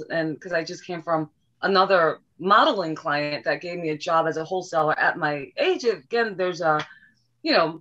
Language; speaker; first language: English; native; English